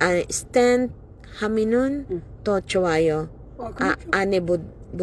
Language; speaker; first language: Korean; non-native, learner; Filipino